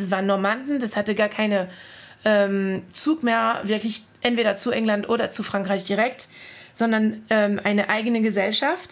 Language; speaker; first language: German; non-native, fluent; French